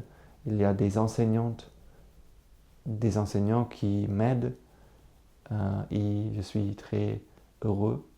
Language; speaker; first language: French; non-native, learner; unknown